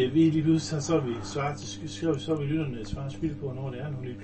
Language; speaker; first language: Danish; native; Danish